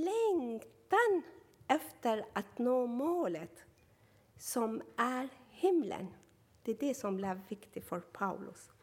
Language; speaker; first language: Swedish; non-native, fluent; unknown